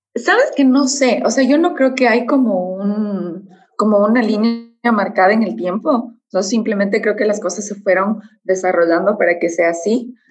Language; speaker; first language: Spanish; native; Spanish